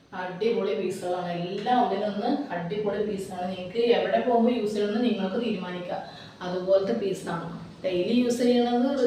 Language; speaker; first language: Malayalam; native; Malayalam